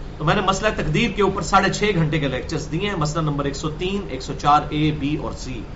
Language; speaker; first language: Urdu; non-native, local second language; Punjabi